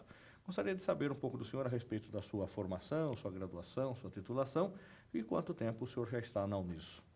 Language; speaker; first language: Portuguese; native; Portuguese